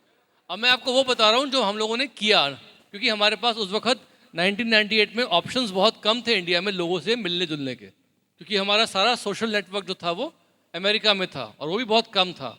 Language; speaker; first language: Hindi; native; Hindi